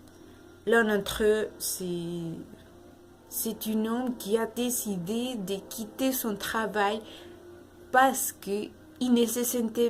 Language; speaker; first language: French; non-native, learner; Spanish